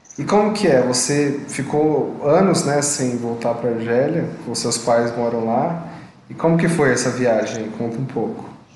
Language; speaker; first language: Portuguese; native; Portuguese